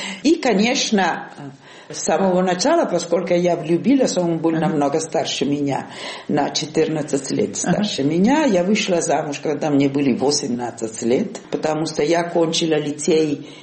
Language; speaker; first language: Russian; non-native, fluent; Italian